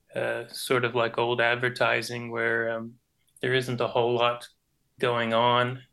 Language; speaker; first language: English; native; English